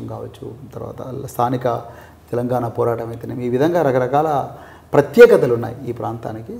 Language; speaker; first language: Telugu; native; Telugu